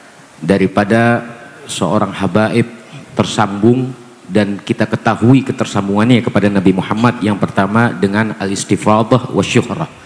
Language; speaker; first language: Indonesian; native; Indonesian